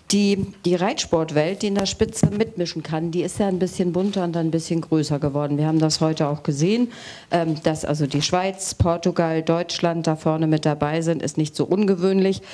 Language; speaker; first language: German; native; German